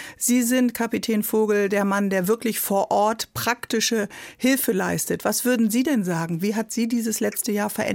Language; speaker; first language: German; native; German